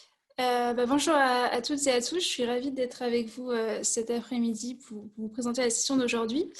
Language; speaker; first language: French; native; French